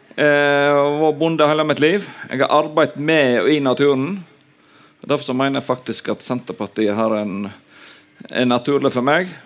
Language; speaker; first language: Norwegian; native; Norwegian